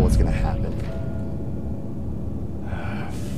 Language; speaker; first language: English; native; English